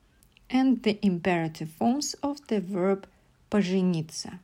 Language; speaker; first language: English; non-native, fluent; Russian